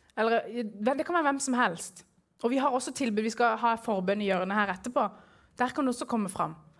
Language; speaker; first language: Norwegian; early bilingual, other home language; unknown